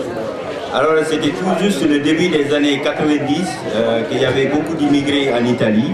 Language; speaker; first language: French; non-native, local second language; Wolof